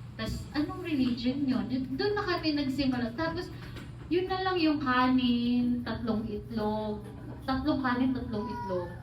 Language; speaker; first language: Filipino; non-native, local second language; Cebuano